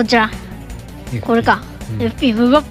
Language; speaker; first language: Japanese; native; Japanese